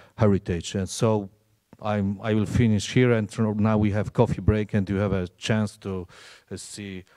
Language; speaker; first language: English; non-native, fluent; Polish